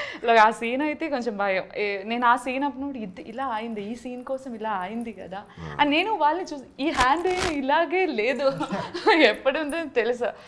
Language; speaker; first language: Telugu; non-native, learner; Malayalam